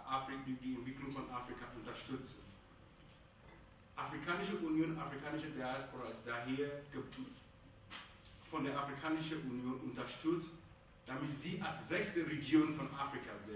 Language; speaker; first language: German; non-native, fluent; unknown